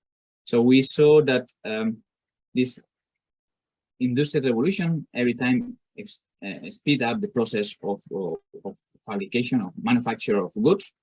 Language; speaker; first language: English; non-native, fluent; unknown